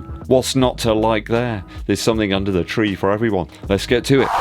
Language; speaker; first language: English; native; English